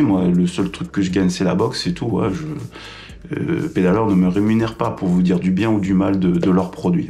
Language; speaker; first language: French; native; French